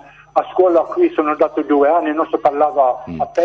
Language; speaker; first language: Italian; non-native, local second language; Slovenian